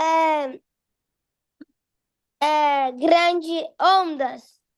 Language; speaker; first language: Portuguese; early bilingual, heritage; Portuguese